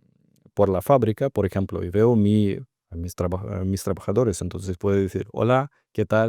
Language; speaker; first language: Spanish; non-native, fluent; Russian